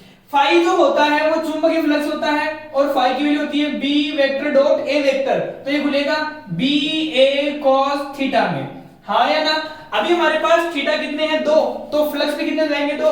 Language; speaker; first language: Hindi; native; Hindi